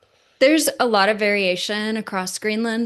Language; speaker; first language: English; native; English